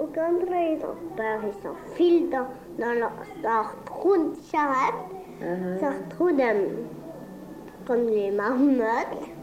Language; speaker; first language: French; early bilingual, heritage; Spanish